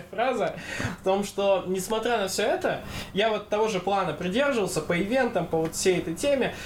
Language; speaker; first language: Russian; non-native, local second language; Kazakh